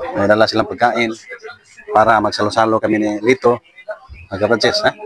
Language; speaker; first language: Filipino; non-native, local second language; Cebuano